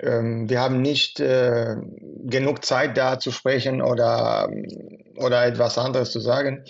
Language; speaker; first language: German; non-native, fluent; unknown